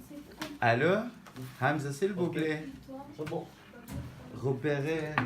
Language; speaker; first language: French; non-native, learner; Arabic